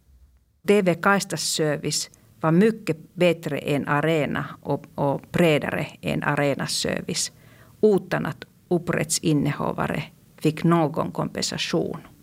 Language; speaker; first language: Swedish; non-native, local second language; Finnish